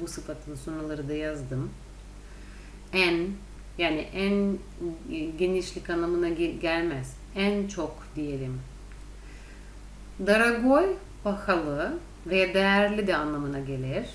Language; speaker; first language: Turkish; non-native, fluent; Russian